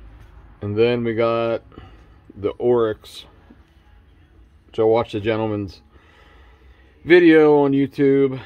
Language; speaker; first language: English; native; English